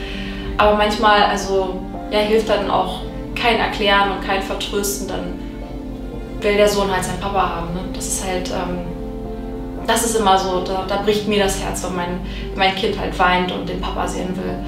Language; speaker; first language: German; native; German